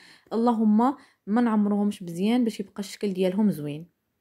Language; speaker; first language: Arabic; native; Arabic